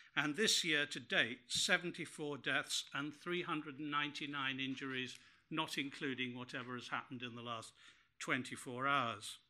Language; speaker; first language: English; native; English